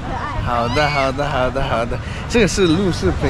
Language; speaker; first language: Chinese; non-native, learner; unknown